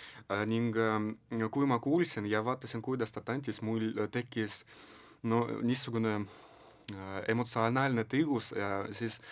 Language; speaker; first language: Estonian; non-native, local second language; Russian